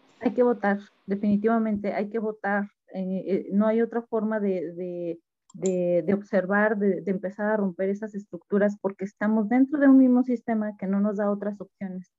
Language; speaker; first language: Spanish; native; Spanish